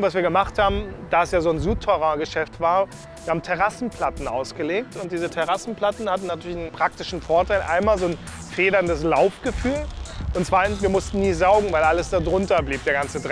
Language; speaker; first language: German; native; German